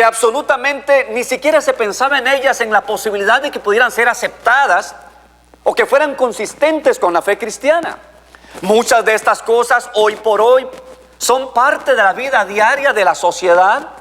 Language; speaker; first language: Spanish; native; Spanish